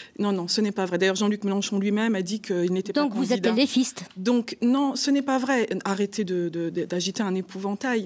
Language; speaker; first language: French; native; French